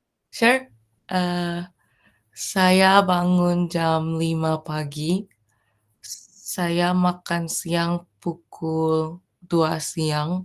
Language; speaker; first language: Indonesian; non-native, learner; Japanese